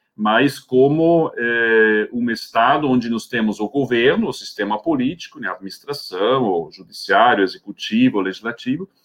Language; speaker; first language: Portuguese; non-native, fluent; Swiss German